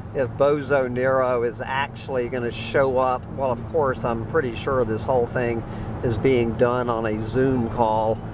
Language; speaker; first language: English; native; English